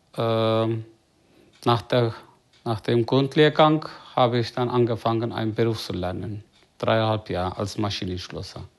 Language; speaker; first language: German; non-native, fluent; Turkish